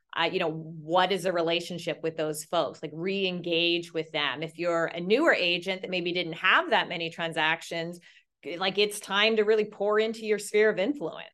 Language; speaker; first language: English; native; English